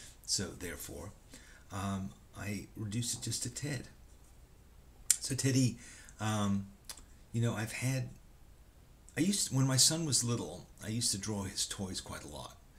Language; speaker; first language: English; native; English